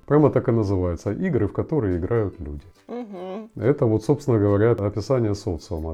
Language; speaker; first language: Russian; native; Russian